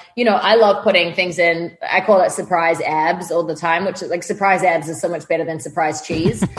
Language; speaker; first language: English; native; English